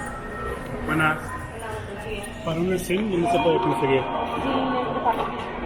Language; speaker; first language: Spanish; non-native, learner; English